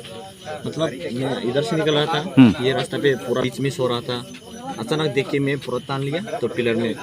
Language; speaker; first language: Hindi; non-native, local second language; Kok Borok